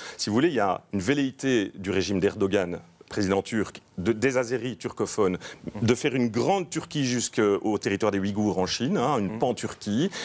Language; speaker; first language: French; native; French